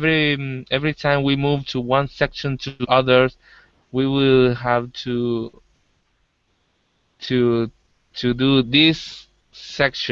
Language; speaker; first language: English; non-native, learner; Spanish